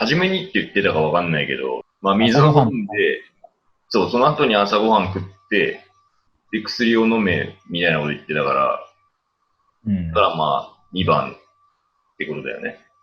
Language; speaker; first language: Japanese; native; Japanese